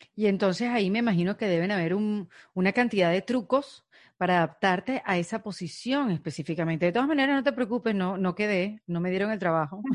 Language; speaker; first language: Spanish; native; Spanish